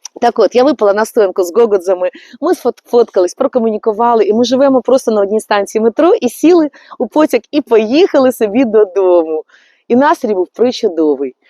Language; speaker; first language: Ukrainian; native; Ukrainian